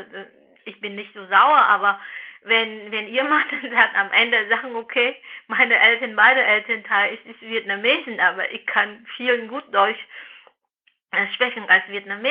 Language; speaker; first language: German; non-native, fluent; Vietnamese